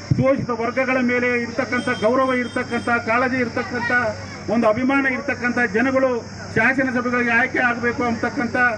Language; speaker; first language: Kannada; native; Kannada